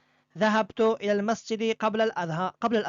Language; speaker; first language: Arabic; non-native, fluent; Persian